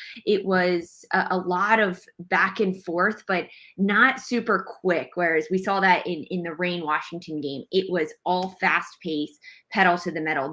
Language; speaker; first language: English; native; English